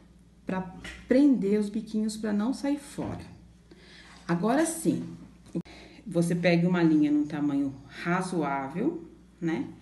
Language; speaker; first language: Portuguese; native; Portuguese